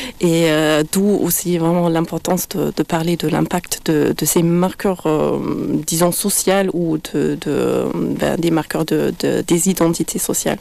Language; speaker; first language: French; non-native, fluent; German